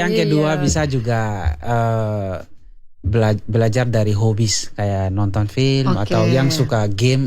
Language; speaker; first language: Indonesian; non-native, learner; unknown